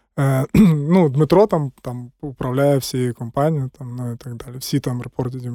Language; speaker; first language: Ukrainian; non-native, local second language; Russian